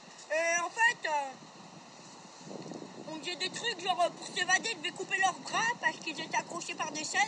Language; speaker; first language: French; native; French